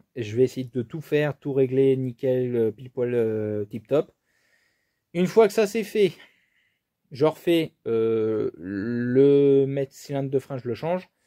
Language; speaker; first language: French; native; French